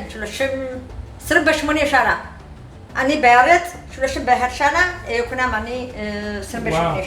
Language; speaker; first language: Hebrew; non-native, fluent; Amharic